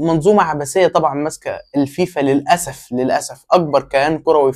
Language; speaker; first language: Arabic; native; Arabic